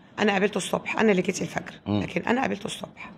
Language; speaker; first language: Arabic; native; Arabic